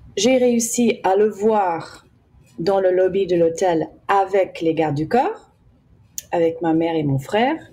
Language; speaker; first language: French; early bilingual, heritage; English